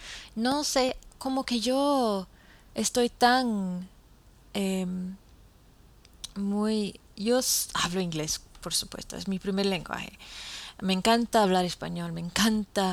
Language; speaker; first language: Spanish; non-native, fluent; English